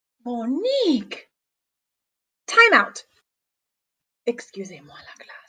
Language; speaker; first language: French; non-native, fluent; English